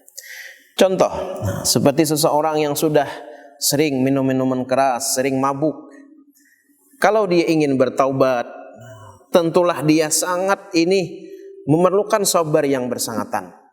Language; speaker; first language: Indonesian; non-native, local second language; Banjar